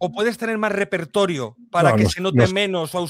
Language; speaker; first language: Spanish; native; Spanish